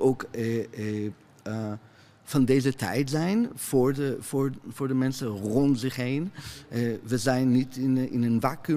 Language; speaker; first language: Dutch; non-native, fluent; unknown